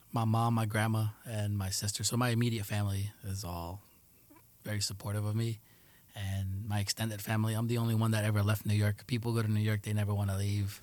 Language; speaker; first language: English; early bilingual, other home language; Spanish